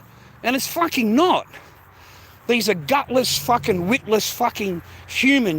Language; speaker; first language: English; native; English